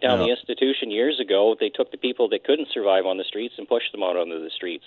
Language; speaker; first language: English; native; English